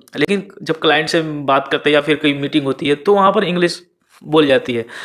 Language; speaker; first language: Hindi; native; Hindi